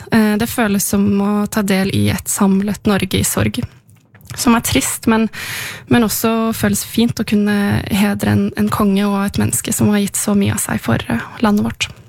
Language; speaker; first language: Norwegian; native; Norwegian